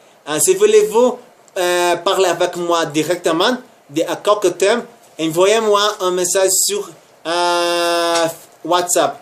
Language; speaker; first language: French; non-native, learner; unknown